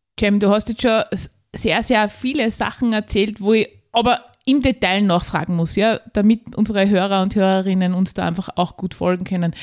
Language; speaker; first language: German; native; German